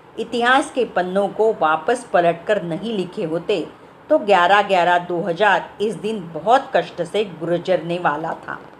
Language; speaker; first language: Hindi; non-native, local second language; Marathi